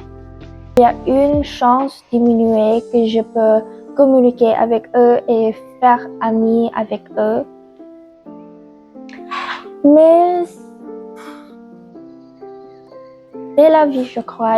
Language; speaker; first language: French; non-native, learner; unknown